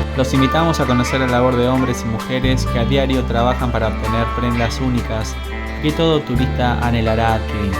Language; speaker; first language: Spanish; native; Spanish